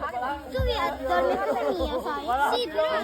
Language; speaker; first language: Italian; early bilingual, other home language; Sinhala